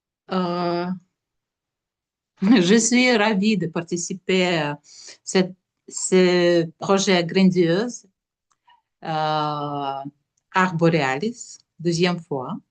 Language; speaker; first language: French; non-native, learner; Russian